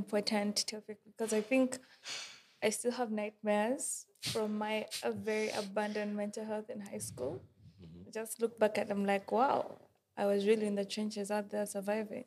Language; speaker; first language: English; non-native, local second language; Ganda